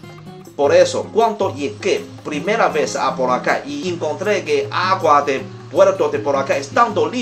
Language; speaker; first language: Spanish; non-native, learner; Chinese